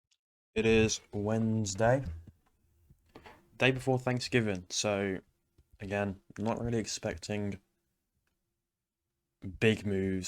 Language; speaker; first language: English; native; English